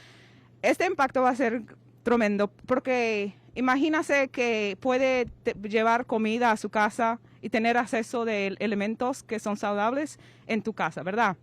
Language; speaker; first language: Spanish; non-native, fluent; Kabuverdianu